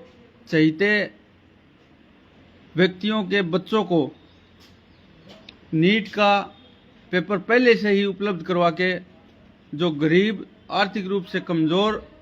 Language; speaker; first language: Hindi; native; Hindi